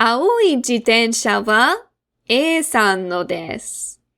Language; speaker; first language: Japanese; non-native, fluent; English